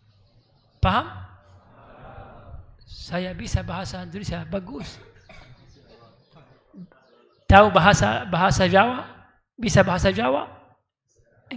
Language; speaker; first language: Indonesian; non-native, learner; Arabic